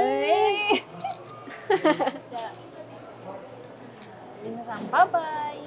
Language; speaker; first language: Japanese; non-native, fluent; Filipino